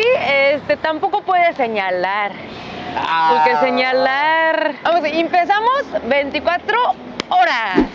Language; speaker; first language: Spanish; native; Spanish